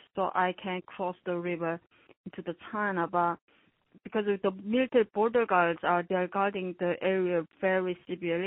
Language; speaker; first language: English; non-native, fluent; Korean